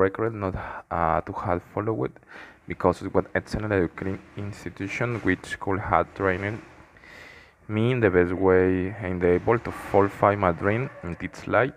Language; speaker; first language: English; non-native, learner; Spanish